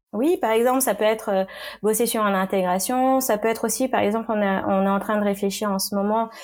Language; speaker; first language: French; native; French